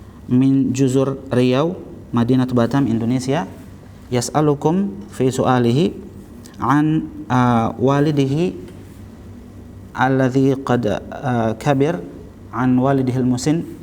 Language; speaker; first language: Arabic; non-native, fluent; Indonesian